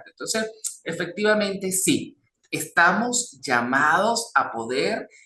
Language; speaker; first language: Spanish; native; Spanish